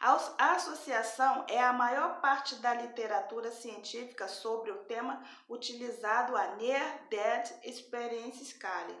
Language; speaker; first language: Portuguese; native; Portuguese